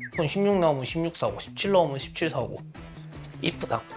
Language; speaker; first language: Korean; native; Korean